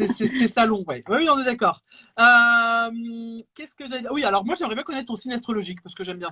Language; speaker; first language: French; native; French